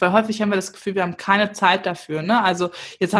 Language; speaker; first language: German; native; German